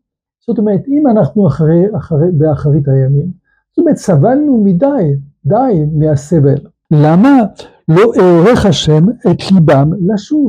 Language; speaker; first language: Hebrew; non-native, fluent; French